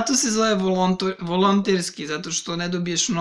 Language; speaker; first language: Serbian; native; Serbian